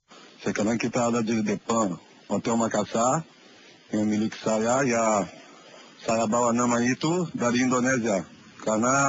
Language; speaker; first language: Indonesian; non-native, learner; Portuguese